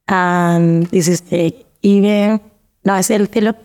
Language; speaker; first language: English; non-native, learner; Spanish